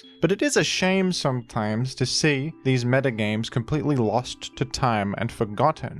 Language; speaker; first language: English; native; English